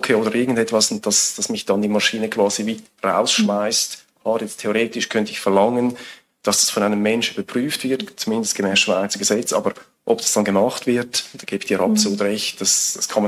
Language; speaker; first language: German; native; German